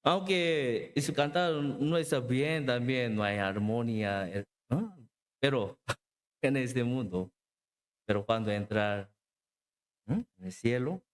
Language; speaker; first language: Spanish; non-native, learner; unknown